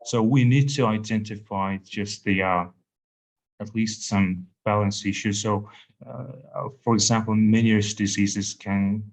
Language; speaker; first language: English; non-native, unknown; Mongolian